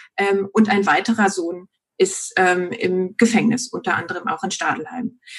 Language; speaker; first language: German; native; German